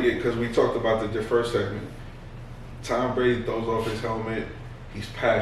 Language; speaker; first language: English; native; English